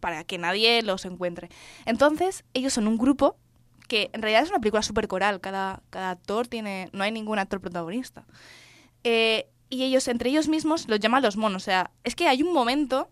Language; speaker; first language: Spanish; native; Spanish